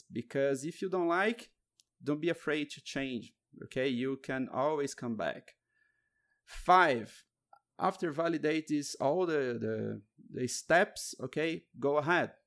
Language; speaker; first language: English; non-native, fluent; Portuguese